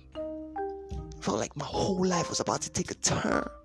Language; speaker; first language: English; non-native, local second language; Yoruba